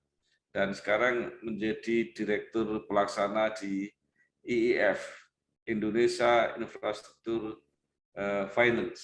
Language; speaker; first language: Indonesian; native; Indonesian